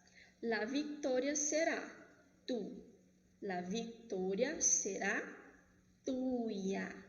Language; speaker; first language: Spanish; non-native, fluent; Portuguese